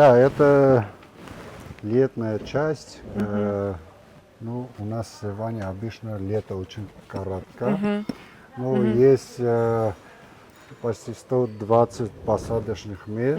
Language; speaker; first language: Russian; non-native, local second language; Armenian